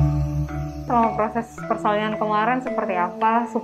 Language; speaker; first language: Indonesian; native; Indonesian